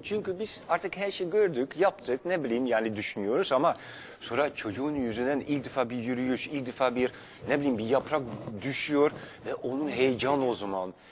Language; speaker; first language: Turkish; non-native, fluent; Dutch